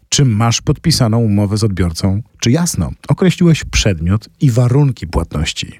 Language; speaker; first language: Polish; native; Polish